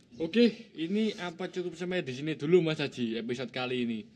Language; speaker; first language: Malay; non-native, local second language; Javanese